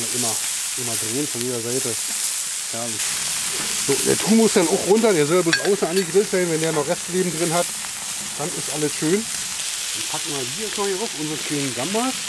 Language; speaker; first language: German; native; German